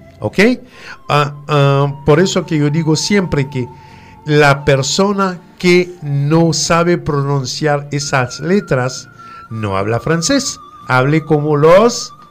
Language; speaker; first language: Spanish; non-native, fluent; French